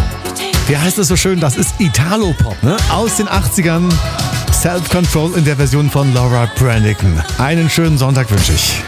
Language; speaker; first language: German; native; German